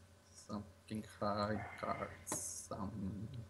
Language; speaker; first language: English; non-native, learner; Russian